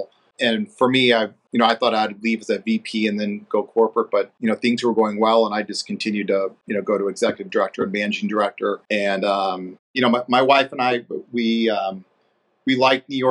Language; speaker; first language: English; native; English